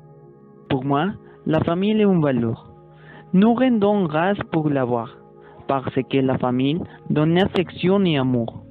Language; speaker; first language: French; non-native, learner; Spanish